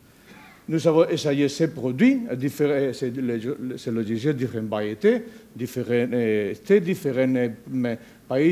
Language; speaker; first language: French; non-native, learner; Spanish